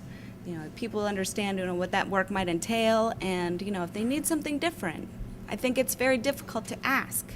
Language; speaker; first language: English; native; English